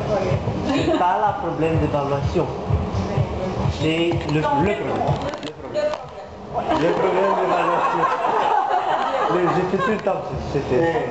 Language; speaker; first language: French; non-native, learner; Romanian